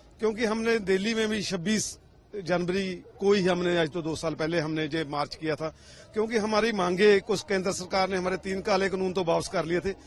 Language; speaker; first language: Hindi; non-native, local second language; Punjabi